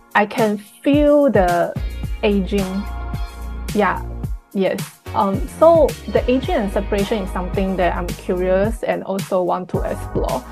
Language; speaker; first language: English; non-native, fluent; Chinese